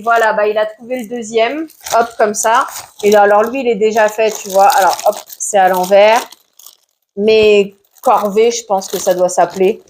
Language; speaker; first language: French; native; French